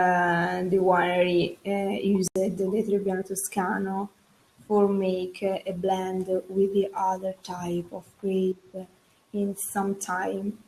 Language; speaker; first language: English; non-native, learner; Italian